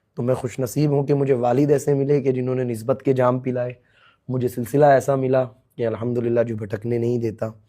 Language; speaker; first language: Urdu; native; Urdu